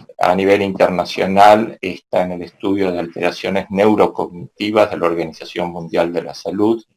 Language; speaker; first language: Spanish; native; Spanish